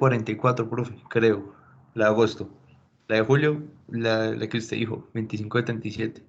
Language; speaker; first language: Spanish; native; Spanish